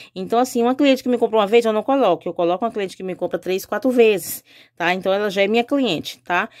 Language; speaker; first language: Portuguese; native; Portuguese